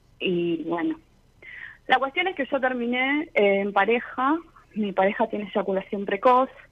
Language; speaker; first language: Spanish; native; Spanish